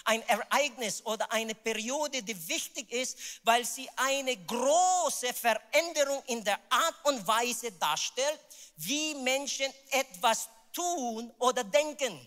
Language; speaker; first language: German; non-native, learner; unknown